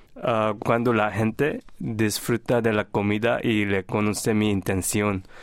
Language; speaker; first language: Spanish; non-native, fluent; Korean